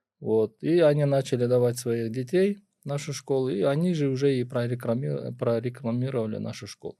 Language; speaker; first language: Russian; non-native, local second language; Kyrgyz